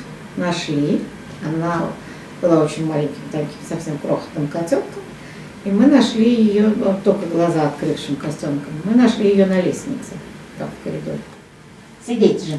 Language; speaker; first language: Russian; native; Russian